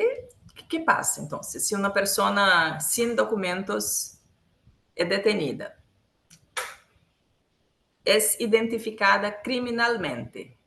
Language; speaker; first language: Spanish; non-native, local second language; Portuguese